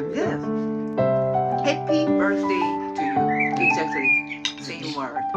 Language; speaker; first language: English; non-native, learner; Korean